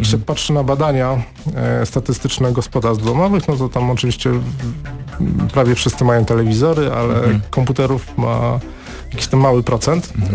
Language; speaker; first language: Polish; native; Polish